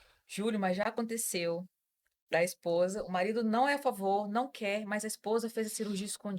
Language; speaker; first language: Portuguese; native; Portuguese